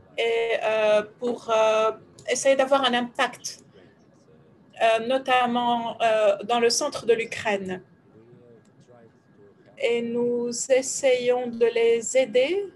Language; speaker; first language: French; non-native, fluent; Ukrainian